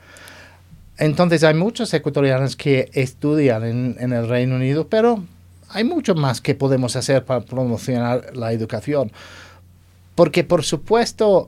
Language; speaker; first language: Spanish; non-native, fluent; English